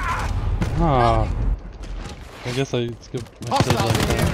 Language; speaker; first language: English; native; English